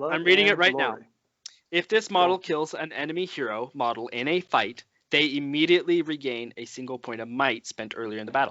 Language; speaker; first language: English; native; English